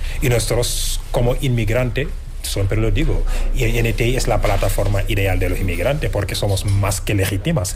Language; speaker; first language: Spanish; non-native, fluent; Wolof